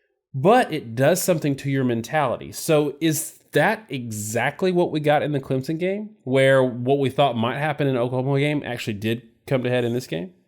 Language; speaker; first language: English; native; English